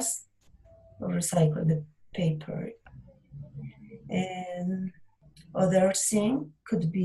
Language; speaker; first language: English; non-native, learner; Spanish